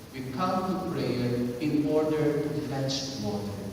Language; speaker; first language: English; non-native, local second language; Filipino